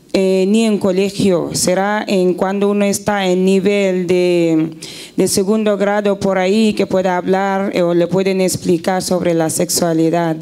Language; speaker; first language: Spanish; non-native, fluent; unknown